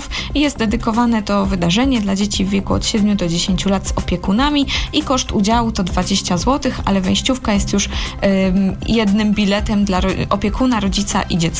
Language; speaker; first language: Polish; native; Polish